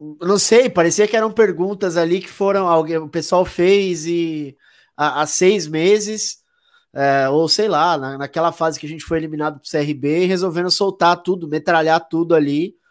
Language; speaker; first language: Portuguese; native; Portuguese